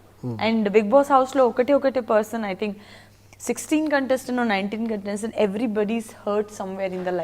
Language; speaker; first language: Telugu; non-native, learner; Gujarati